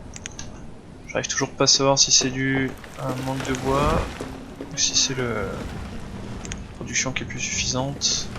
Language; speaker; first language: French; native; French